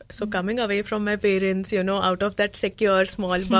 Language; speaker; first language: English; non-native, local second language; Marathi